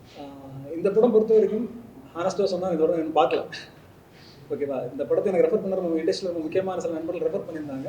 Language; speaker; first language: Tamil; native; Tamil